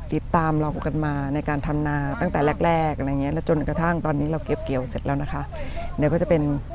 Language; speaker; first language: Thai; native; Thai